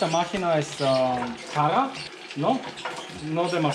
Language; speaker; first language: Spanish; non-native, learner; Bulgarian